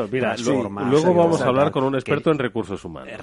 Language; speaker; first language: Spanish; native; Spanish